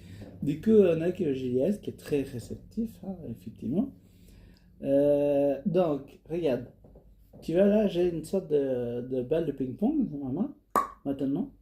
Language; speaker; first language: French; native; French